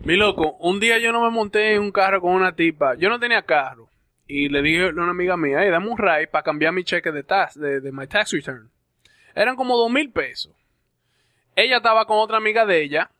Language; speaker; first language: Spanish; early bilingual, other home language; English